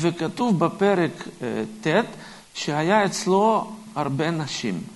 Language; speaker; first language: Hebrew; non-native, fluent; Russian